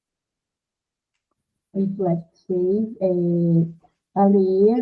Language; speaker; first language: English; non-native, learner; Portuguese